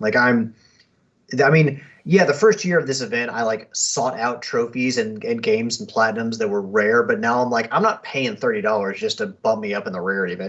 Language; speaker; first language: English; native; English